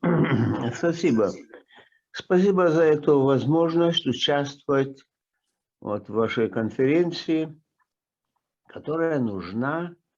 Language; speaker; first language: Russian; non-native, local second language; Lithuanian